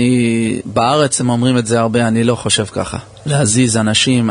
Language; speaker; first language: Hebrew; early bilingual, heritage; English